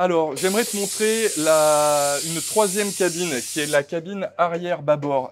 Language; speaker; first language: French; native; French